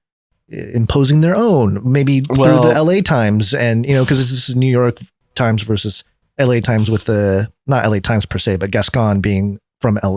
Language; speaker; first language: English; native; English